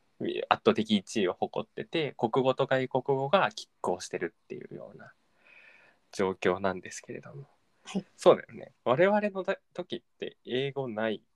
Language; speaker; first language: Japanese; native; Japanese